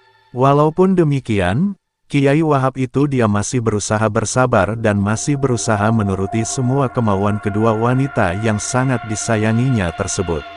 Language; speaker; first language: Indonesian; native; Indonesian